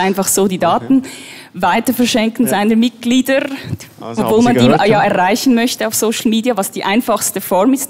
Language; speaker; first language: German; native; German